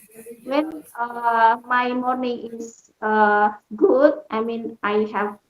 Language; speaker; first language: English; non-native, learner; Indonesian